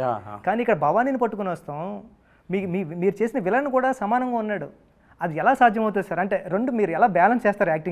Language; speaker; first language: Telugu; native; Telugu